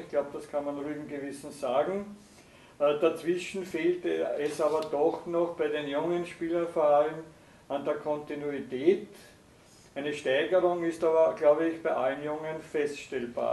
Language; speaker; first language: German; native; German